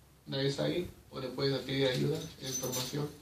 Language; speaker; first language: Spanish; early bilingual, heritage; Spanish